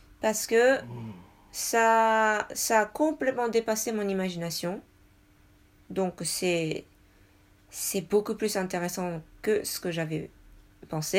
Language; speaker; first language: French; non-native, fluent; Japanese